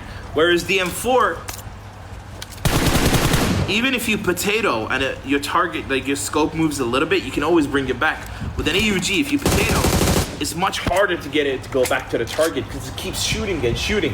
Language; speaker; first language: English; native; English